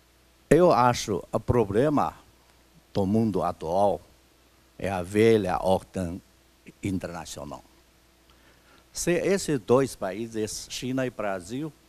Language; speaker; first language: Portuguese; non-native, fluent; Chinese